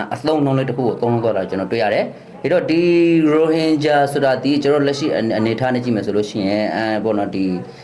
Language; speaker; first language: Burmese; native; Burmese